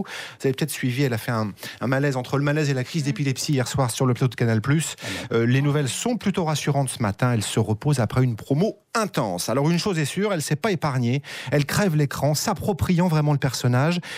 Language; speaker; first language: French; native; French